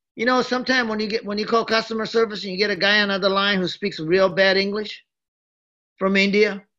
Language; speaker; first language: English; early bilingual, other home language; Japanese